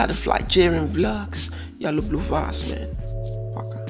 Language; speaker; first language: Russian; non-native, learner; Arabic